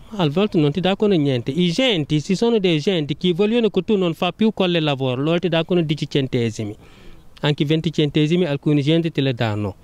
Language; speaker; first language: Italian; non-native, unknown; Wolof